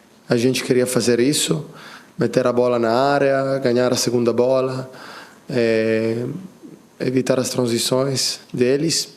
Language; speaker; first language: Portuguese; non-native, fluent; Italian